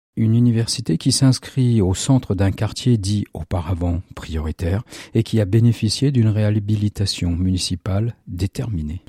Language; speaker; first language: French; native; French